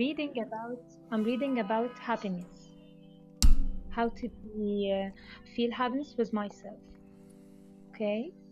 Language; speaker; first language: English; non-native, learner; Arabic